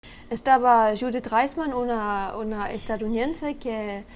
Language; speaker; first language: Spanish; non-native, learner; French